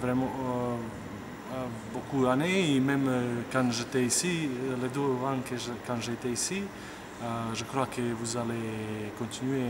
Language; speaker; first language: French; non-native, learner; Portuguese